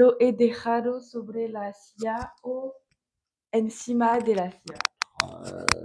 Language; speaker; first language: Spanish; non-native, learner; French